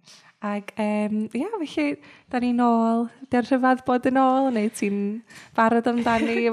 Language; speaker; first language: Welsh; native; Welsh